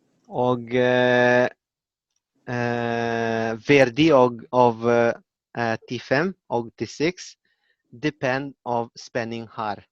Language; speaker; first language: Norwegian; non-native, learner; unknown